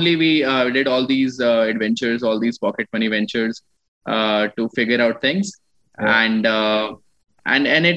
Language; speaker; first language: English; non-native, local second language; Punjabi